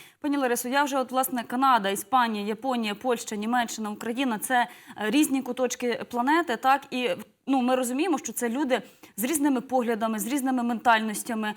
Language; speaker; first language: Ukrainian; native; Ukrainian